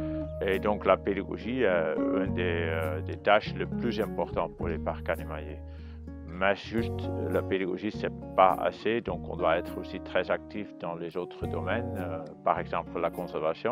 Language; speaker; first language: French; non-native, fluent; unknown